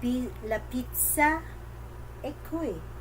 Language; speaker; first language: Italian; non-native, learner; Filipino